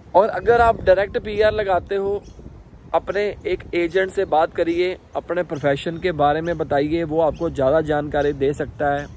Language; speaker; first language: Hindi; native; Hindi